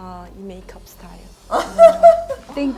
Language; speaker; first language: Korean; non-native, learner; Arabic